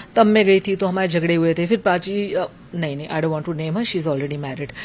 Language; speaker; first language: Hindi; native; Hindi